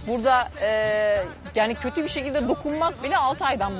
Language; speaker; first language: Turkish; native; Turkish